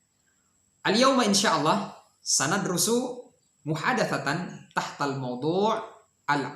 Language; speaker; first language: Arabic; non-native, fluent; Indonesian